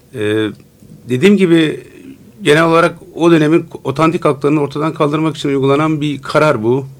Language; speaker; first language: Turkish; non-native, local second language; Turoyo